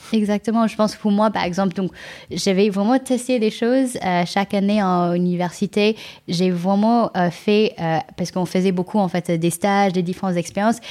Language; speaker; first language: French; non-native, fluent; Chinese